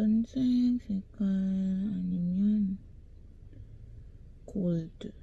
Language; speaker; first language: Korean; non-native, learner; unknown